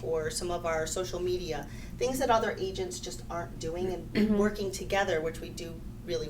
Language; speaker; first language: English; native; English